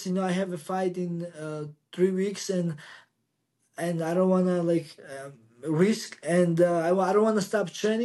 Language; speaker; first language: English; non-native, learner; Georgian